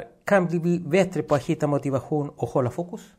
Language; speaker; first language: Swedish; non-native, fluent; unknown